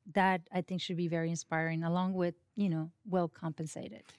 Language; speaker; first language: English; non-native, fluent; Spanish